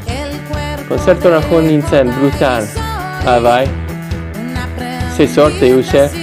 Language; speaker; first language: Basque; non-native, learner; English